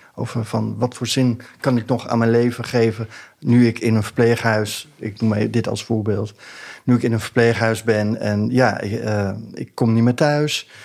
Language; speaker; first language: Dutch; native; Dutch